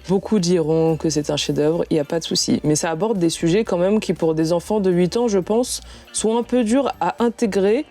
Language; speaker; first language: French; native; French